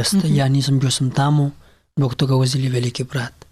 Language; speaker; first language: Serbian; non-native, learner; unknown